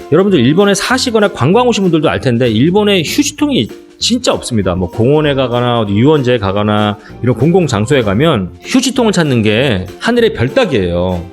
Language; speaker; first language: Korean; native; Korean